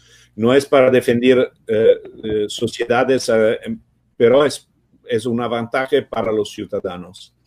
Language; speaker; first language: Spanish; non-native, fluent; Italian